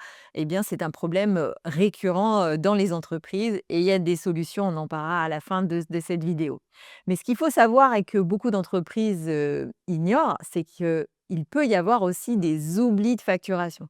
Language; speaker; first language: French; native; French